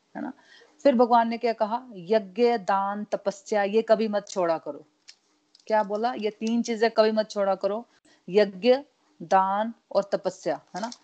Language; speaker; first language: Hindi; non-native, local second language; Punjabi